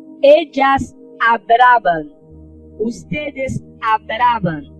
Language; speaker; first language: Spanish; non-native, fluent; Haitian Creole